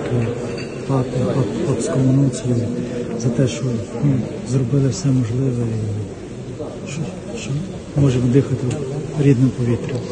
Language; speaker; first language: Ukrainian; native; Ukrainian